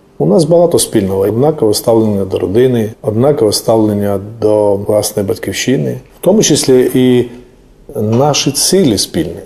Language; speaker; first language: Ukrainian; non-native, fluent; Georgian